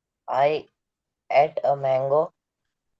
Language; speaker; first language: English; non-native, learner; Marathi